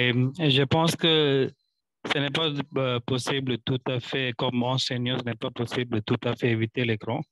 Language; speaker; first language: French; non-native, fluent; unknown